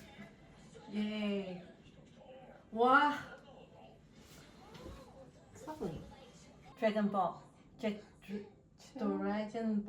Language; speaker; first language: Japanese; non-native, learner; English